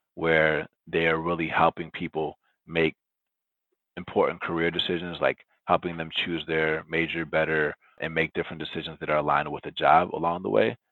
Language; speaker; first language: English; early bilingual, other home language; Spanish